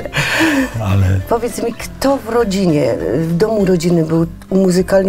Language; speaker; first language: Polish; native; Polish